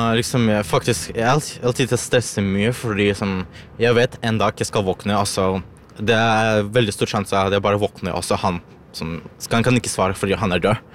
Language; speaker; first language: Norwegian; non-native, learner; Ukrainian